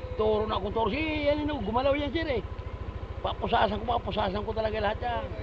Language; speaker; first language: Filipino; non-native, local second language; Bikol